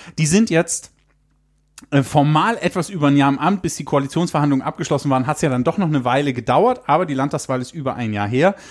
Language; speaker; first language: German; native; German